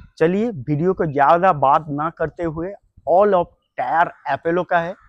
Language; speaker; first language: Hindi; non-native, local second language; Bangla